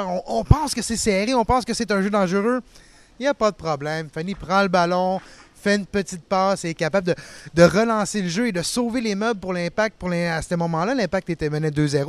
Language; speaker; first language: French; native; French